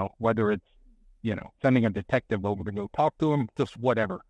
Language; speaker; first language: English; native; English